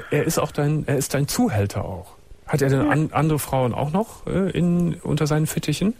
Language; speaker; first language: German; native; German